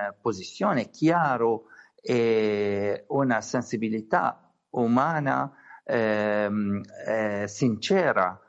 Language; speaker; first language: Italian; non-native, learner; Arabic